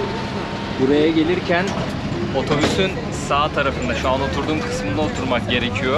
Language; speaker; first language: Turkish; native; Turkish